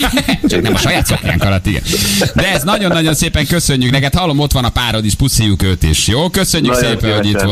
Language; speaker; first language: Hungarian; native; Hungarian